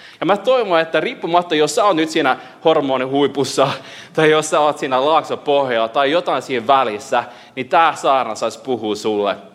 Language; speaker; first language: Finnish; early bilingual, heritage; Finnish